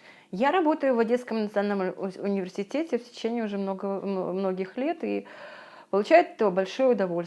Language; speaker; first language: Russian; native; Russian